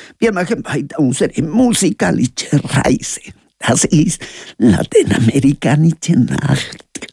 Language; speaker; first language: German; non-native, learner; Spanish